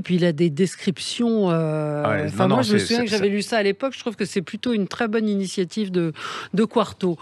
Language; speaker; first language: French; native; French